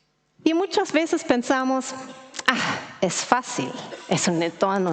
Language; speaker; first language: Spanish; non-native, fluent; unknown